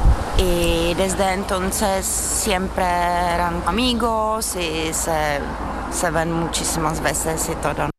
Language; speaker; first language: Spanish; non-native, fluent; Czech